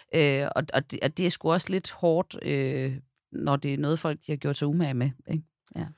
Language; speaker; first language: Danish; native; Danish